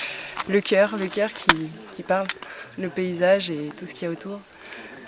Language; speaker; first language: French; native; French